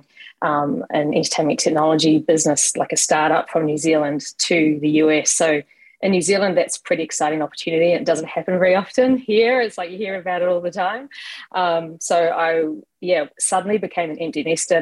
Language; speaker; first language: English; native; English